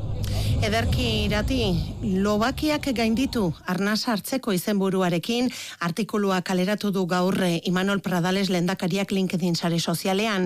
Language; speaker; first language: Basque; native; Basque